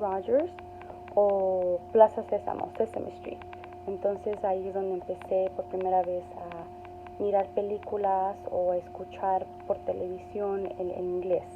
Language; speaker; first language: Spanish; early bilingual, heritage; Spanish